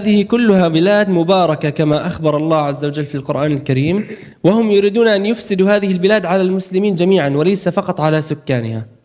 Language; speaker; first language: Arabic; native; Arabic